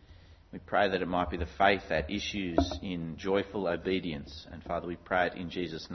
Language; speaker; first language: English; native; English